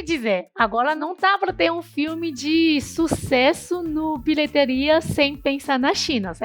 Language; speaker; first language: Portuguese; non-native, fluent; Chinese